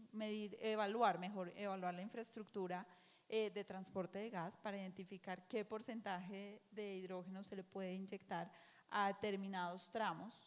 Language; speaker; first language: Spanish; native; Spanish